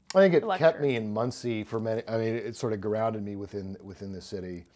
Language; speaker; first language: English; native; English